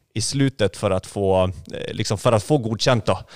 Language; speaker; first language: Swedish; native; Swedish